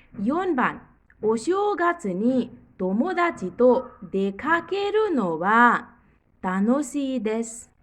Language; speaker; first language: Japanese; non-native, fluent; Nepali